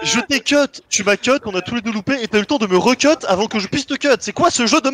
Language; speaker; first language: French; native; French